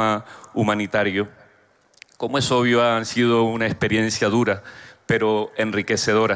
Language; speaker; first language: Spanish; native; Spanish